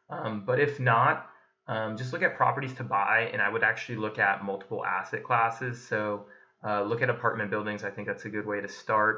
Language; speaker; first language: English; native; English